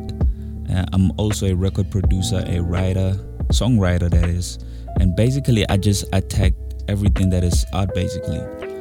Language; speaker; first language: English; non-native, local second language; Tswana